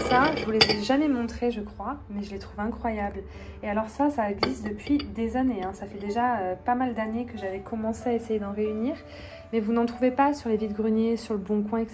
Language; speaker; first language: French; native; French